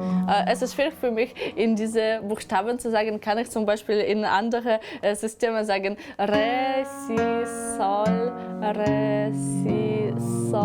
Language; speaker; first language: German; non-native, learner; Ukrainian